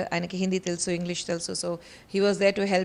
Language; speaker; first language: Telugu; non-native, local second language; Hindi